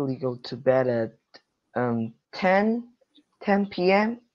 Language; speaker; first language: English; non-native, learner; Korean